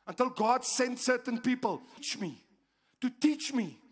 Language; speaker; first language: English; non-native, local second language; Afrikaans